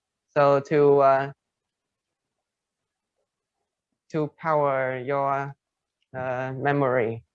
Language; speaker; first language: English; non-native, fluent; Vietnamese